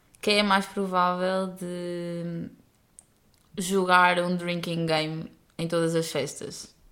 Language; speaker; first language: Portuguese; native; Portuguese